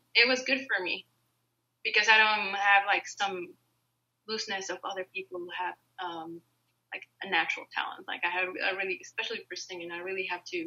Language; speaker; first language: English; non-native, fluent; Spanish